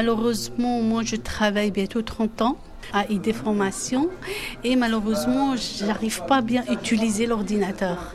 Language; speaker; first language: French; non-native, fluent; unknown